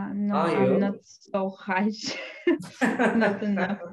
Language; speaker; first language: English; non-native, fluent; Russian